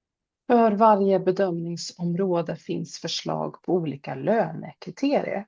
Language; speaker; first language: Swedish; native; Swedish